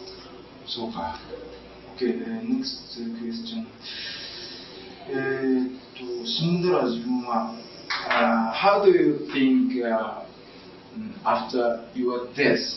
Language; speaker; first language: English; non-native, learner; Japanese